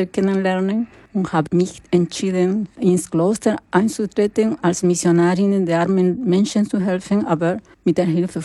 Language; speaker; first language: German; non-native, learner; Spanish